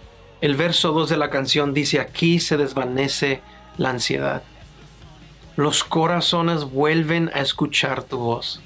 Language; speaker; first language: Spanish; native; Spanish